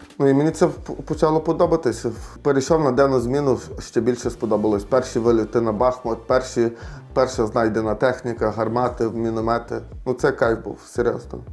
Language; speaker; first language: Ukrainian; native; Ukrainian